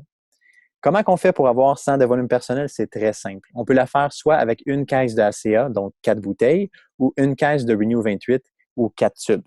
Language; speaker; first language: French; native; French